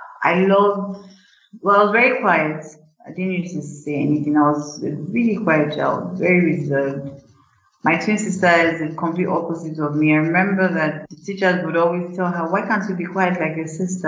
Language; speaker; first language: English; non-native, local second language; Yoruba